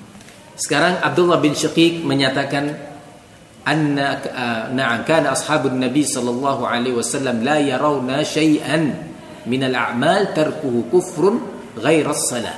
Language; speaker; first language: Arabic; non-native, fluent; Indonesian